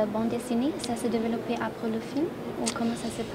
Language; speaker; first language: French; non-native, fluent; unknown